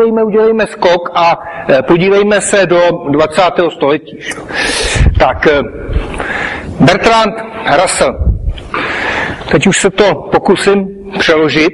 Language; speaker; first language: Czech; native; Czech